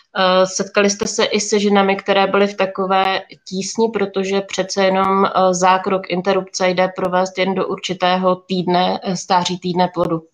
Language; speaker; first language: Czech; native; Czech